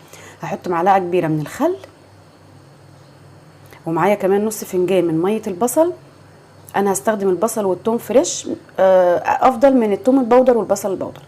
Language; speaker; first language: Arabic; native; Arabic